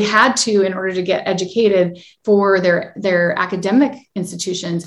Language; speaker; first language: English; native; English